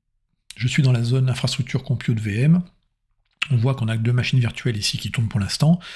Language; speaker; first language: French; native; French